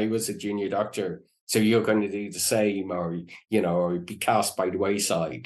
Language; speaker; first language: English; native; English